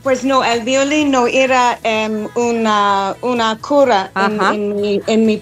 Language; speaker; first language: Spanish; non-native, fluent; English